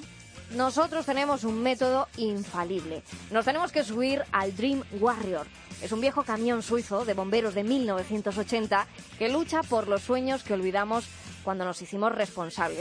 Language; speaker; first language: Spanish; native; Spanish